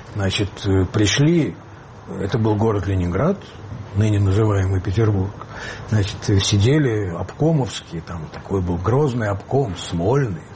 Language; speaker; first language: Russian; native; Russian